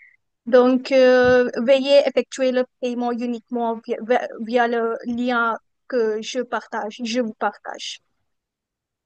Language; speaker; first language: French; non-native, fluent; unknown